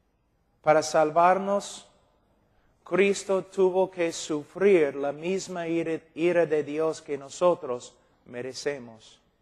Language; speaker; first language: Spanish; non-native, fluent; English